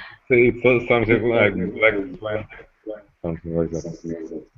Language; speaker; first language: English; non-native, fluent; Russian